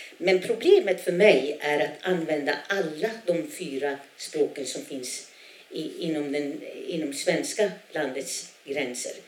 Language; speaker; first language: Swedish; non-native, local second language; Northern Sami